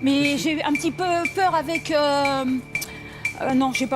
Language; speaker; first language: French; native; French